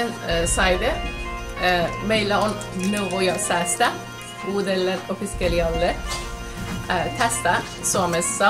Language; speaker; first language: Finnish; non-native, learner; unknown